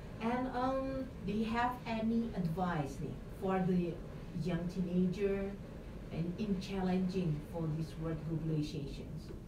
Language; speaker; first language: English; non-native, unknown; Indonesian